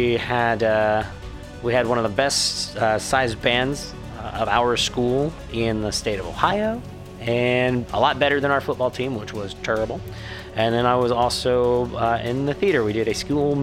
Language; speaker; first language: English; native; English